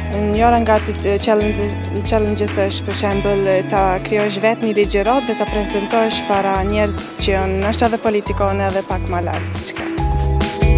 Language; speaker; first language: Albanian; early bilingual, heritage; Albanian